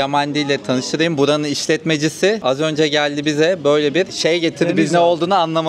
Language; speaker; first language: Turkish; native; Turkish